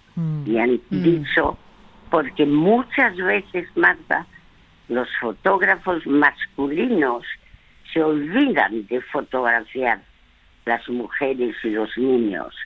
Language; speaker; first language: Spanish; early bilingual, other home language; French